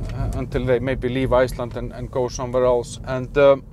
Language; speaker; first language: English; non-native, fluent; Icelandic